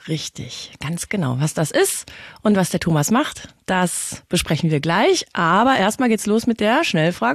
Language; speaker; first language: German; native; German